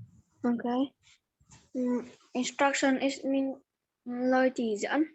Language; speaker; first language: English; non-native, learner; Vietnamese